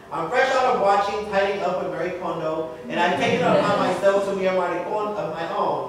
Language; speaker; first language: English; early bilingual, other home language; Spanish